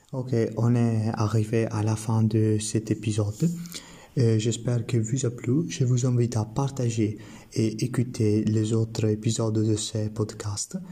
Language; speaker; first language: French; non-native, learner; Italian